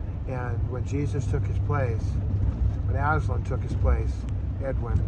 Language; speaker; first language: English; native; English